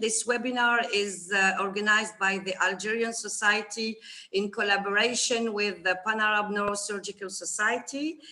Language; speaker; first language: English; non-native, fluent; Arabic